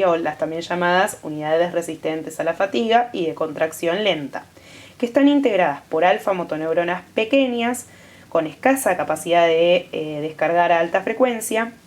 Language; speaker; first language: Spanish; native; Spanish